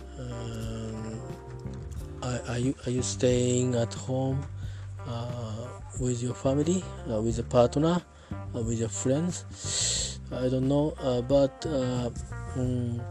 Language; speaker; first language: English; non-native, learner; Japanese